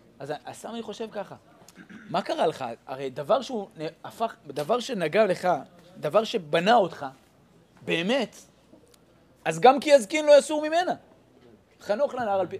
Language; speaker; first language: Hebrew; native; Hebrew